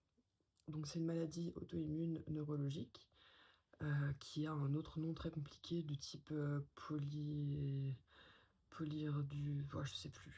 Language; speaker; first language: French; native; French